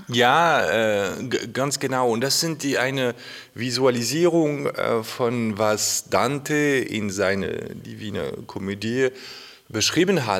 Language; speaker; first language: German; non-native, fluent; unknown